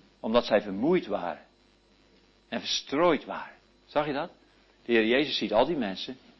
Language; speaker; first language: Dutch; early bilingual, heritage; Dutch